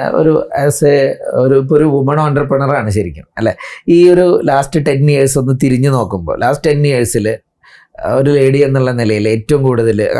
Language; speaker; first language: Malayalam; native; Malayalam